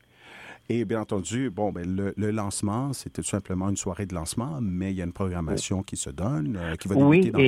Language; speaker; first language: French; non-native, fluent; Spanish